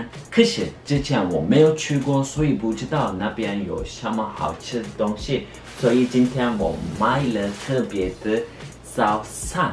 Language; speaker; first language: Chinese; non-native, learner; Turkish